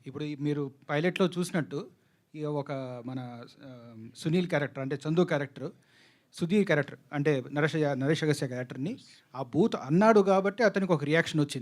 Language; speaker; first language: Telugu; native; Telugu